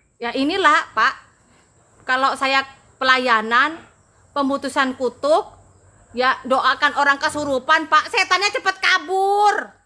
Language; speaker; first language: Indonesian; non-native, local second language; Madurese